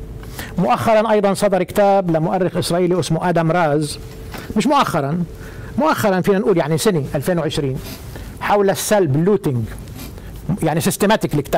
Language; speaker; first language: Arabic; native; Arabic